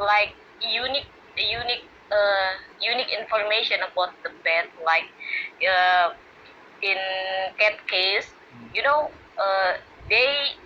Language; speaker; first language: English; non-native, learner; Indonesian